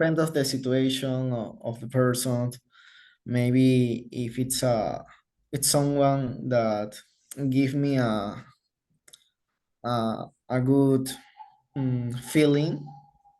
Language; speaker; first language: English; non-native, learner; Spanish